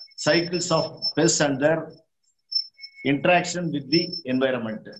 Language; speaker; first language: English; non-native, local second language; Tamil